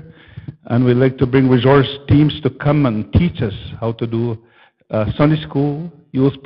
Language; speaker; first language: English; native; English